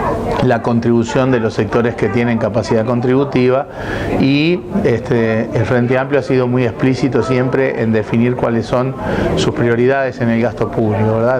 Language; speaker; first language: Spanish; native; Spanish